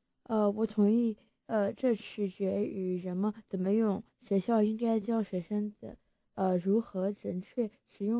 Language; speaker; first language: Chinese; early bilingual, heritage; Chinese